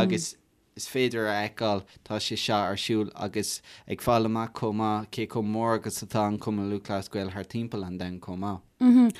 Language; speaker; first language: Irish; native; Irish